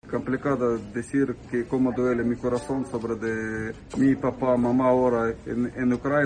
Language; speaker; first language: Spanish; non-native, learner; Ukrainian